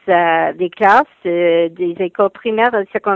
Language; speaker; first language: French; non-native, fluent; English